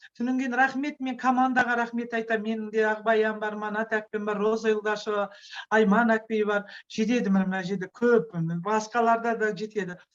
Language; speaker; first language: Kazakh; non-native, local second language; Russian